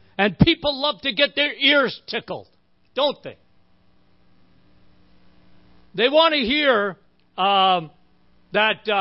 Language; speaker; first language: English; native; English